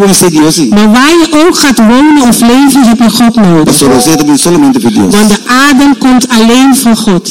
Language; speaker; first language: Dutch; non-native, local second language; Papiamento